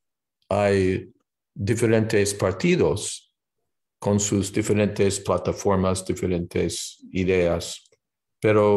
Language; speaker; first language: Spanish; non-native, fluent; English